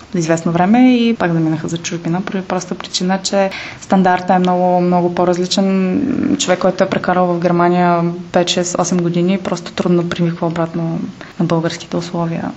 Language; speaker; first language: Bulgarian; native; Bulgarian